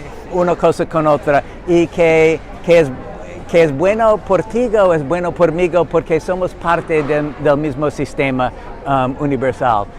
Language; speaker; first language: Spanish; non-native, learner; English